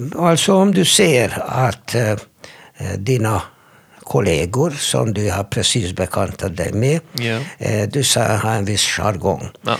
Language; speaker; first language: Swedish; non-native, fluent; Hebrew